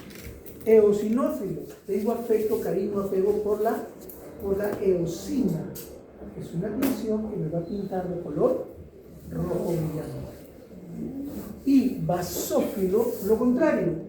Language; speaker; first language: Spanish; native; Spanish